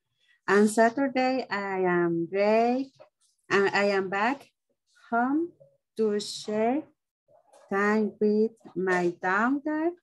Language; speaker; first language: English; non-native, learner; Spanish